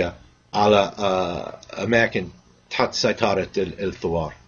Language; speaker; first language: Arabic; non-native, fluent; English